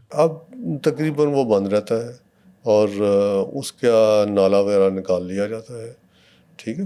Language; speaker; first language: Urdu; non-native, local second language; Punjabi